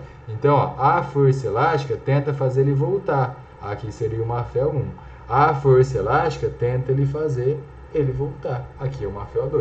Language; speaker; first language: Portuguese; native; Portuguese